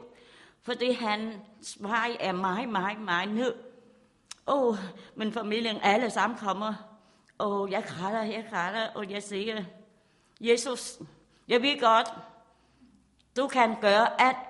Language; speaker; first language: Danish; non-native, learner; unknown